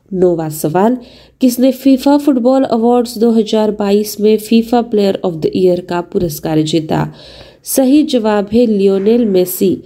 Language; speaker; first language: Hindi; non-native, local second language; Marathi